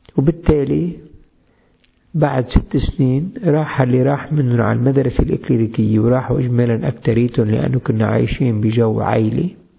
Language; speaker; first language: Arabic; native; Arabic